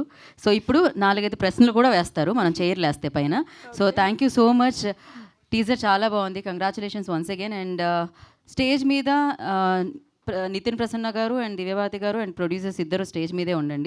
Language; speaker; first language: Telugu; native; Telugu